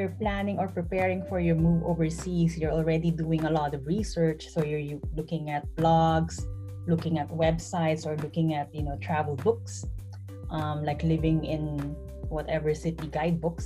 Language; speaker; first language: English; non-native, local second language; Filipino